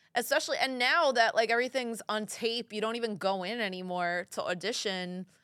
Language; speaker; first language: English; early bilingual, other home language; Italian